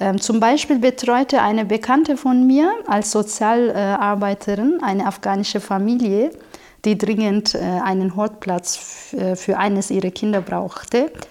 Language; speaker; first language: German; non-native, fluent; Turkish